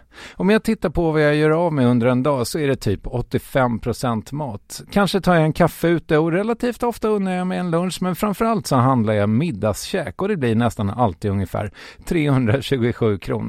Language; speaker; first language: Swedish; native; Swedish